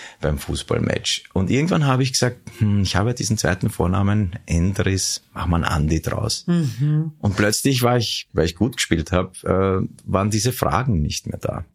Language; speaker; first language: German; early bilingual, other home language; Arabic